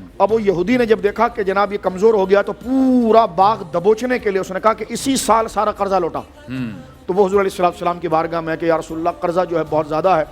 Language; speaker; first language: Urdu; native; Urdu